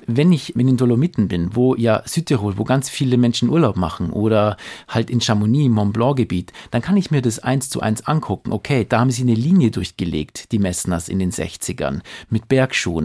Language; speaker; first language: German; native; German